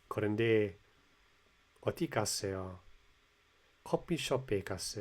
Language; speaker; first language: Korean; non-native, learner; English